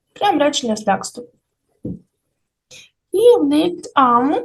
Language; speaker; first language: German; non-native, fluent; Ukrainian